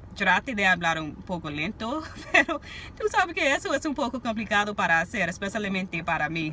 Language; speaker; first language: Spanish; non-native, learner; English